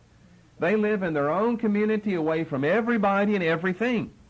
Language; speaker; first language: English; native; English